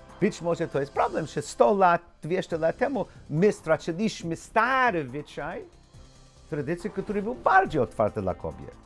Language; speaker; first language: Polish; non-native, learner; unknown